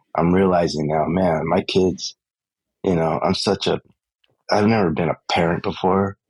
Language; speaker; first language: English; native; English